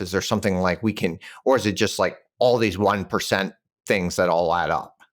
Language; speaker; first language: English; native; English